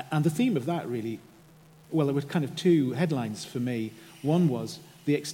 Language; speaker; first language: English; native; English